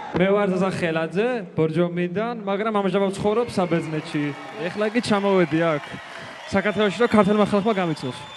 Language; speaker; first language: Georgian; native; Georgian